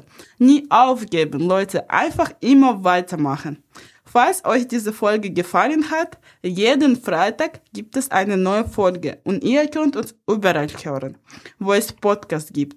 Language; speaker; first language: German; non-native, fluent; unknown